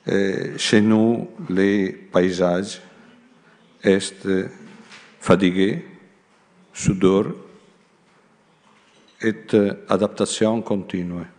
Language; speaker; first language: French; non-native, learner; Italian